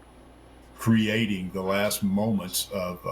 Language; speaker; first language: English; native; English